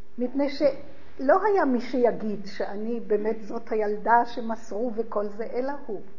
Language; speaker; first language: Hebrew; early bilingual, other home language; Polish